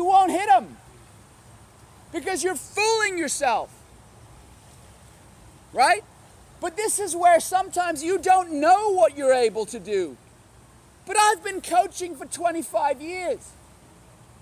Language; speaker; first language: English; native; English